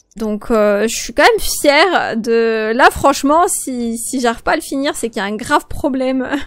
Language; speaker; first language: French; native; French